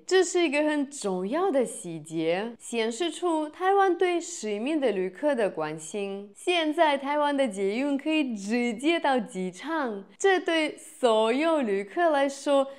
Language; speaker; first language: Chinese; non-native, fluent; Russian